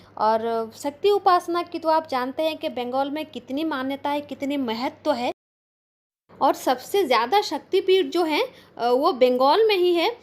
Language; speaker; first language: Hindi; non-native, local second language; Bangla